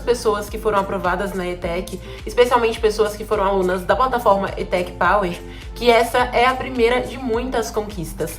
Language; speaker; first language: Portuguese; native; Portuguese